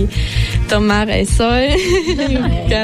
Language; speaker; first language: Spanish; non-native, fluent; German